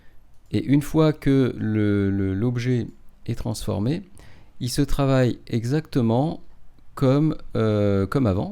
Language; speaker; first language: French; native; French